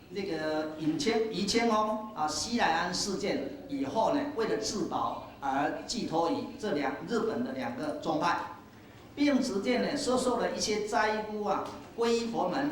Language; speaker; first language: Chinese; native; Chinese